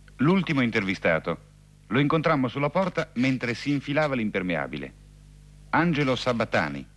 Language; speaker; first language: Italian; native; Italian